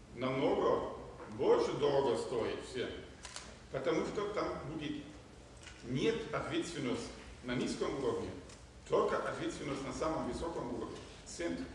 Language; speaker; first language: Russian; non-native, fluent; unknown